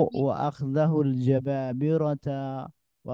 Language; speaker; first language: Arabic; non-native, fluent; Indonesian